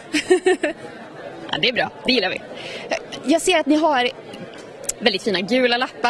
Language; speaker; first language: Swedish; native; Swedish